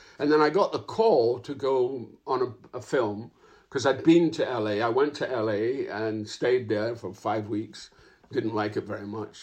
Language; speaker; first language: English; native; English